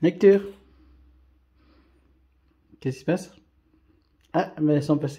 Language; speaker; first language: French; native; French